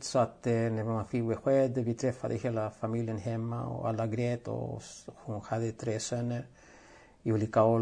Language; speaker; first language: Swedish; non-native, fluent; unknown